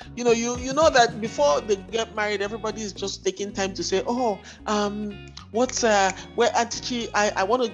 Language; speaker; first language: English; non-native, local second language; Igbo